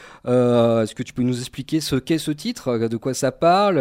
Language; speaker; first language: French; native; French